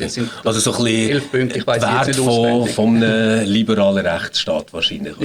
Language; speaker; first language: German; native; German